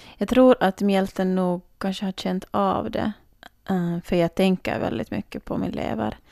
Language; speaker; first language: Swedish; native; Swedish